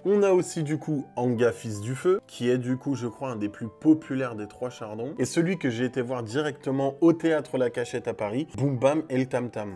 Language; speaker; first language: French; native; French